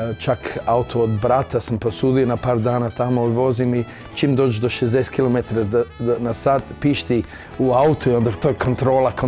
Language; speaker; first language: Croatian; early bilingual, heritage; Croatian